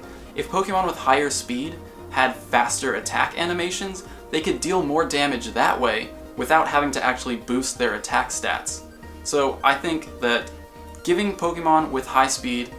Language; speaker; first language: English; native; English